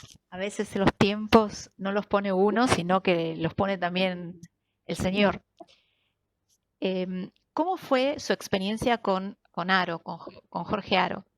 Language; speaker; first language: Spanish; native; Spanish